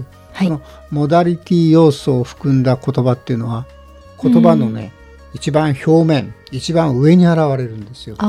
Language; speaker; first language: Japanese; native; Japanese